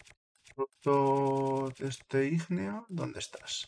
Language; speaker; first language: Spanish; native; Spanish